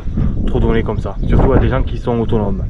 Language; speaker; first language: French; native; French